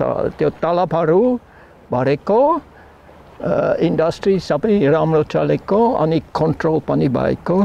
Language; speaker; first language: Nepali; non-native, learner; German